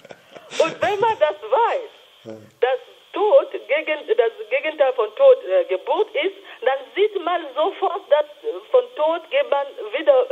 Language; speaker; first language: German; non-native, fluent; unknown